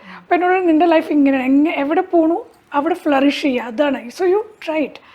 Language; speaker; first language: Malayalam; early bilingual, heritage; Malayalam